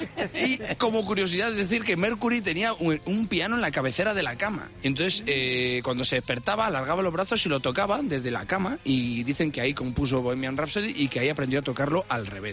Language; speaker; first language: Spanish; native; Spanish